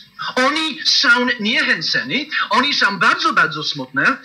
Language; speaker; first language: Polish; non-native, learner; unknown